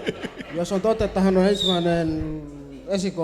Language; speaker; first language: Finnish; early bilingual, other home language; Swahili